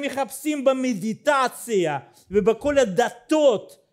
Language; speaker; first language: Hebrew; non-native, learner; Russian